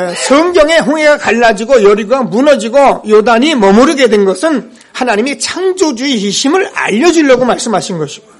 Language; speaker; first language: Korean; native; Korean